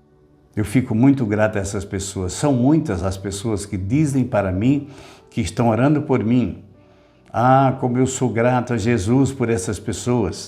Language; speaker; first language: Portuguese; native; Portuguese